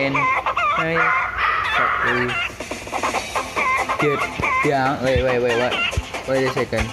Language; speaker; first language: English; non-native, learner; Indonesian